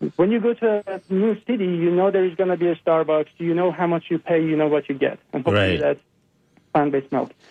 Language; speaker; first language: English; non-native, fluent; Persian